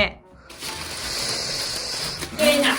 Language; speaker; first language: Korean; non-native, learner; Kazakh